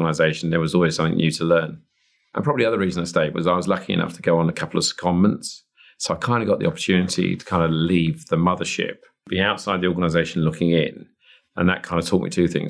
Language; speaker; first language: English; native; English